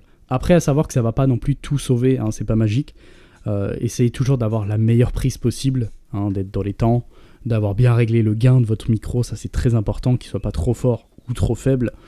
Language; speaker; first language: French; native; French